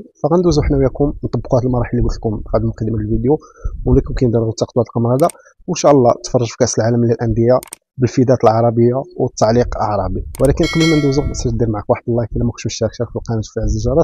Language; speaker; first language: Arabic; native; Arabic